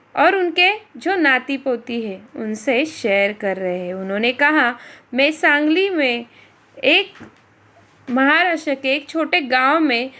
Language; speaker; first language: Hindi; non-native, local second language; Marathi